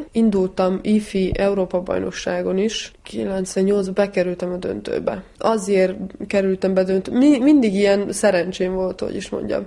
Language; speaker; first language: Hungarian; early bilingual, heritage; Hungarian